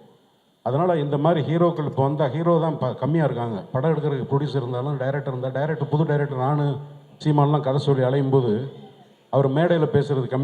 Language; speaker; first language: Tamil; native; Tamil